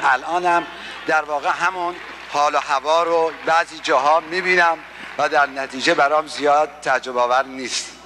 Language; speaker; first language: Persian; native; Persian